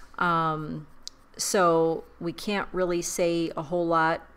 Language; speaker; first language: English; native; English